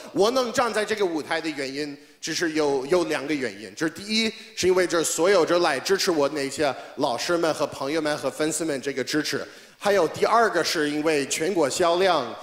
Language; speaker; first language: Chinese; non-native, fluent; English